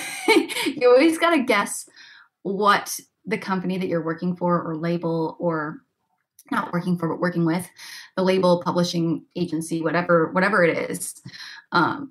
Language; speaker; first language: English; native; English